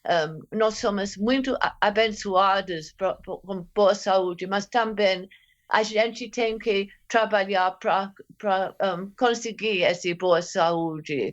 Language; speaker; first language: Portuguese; non-native, fluent; English